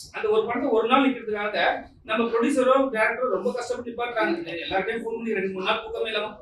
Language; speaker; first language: Tamil; native; Tamil